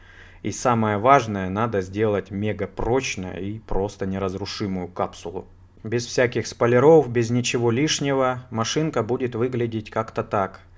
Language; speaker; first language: Russian; native; Russian